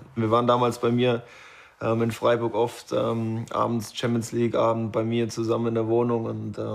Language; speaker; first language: German; native; German